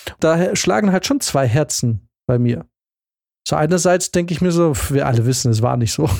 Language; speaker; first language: German; early bilingual, other home language; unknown